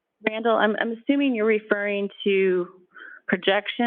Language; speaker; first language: English; native; English